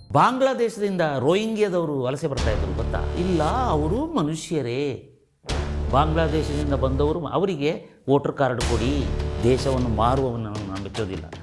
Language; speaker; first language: Kannada; non-native, local second language; Kodava